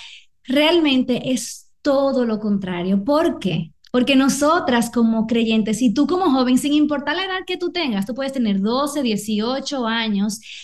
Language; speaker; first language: Spanish; native; Spanish